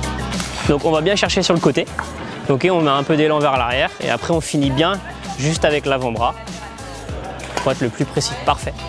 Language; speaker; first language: French; native; French